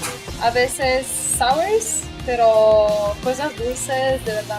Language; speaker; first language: Spanish; non-native, fluent; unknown